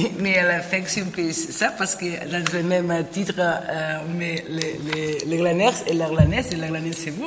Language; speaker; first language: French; non-native, learner; Catalan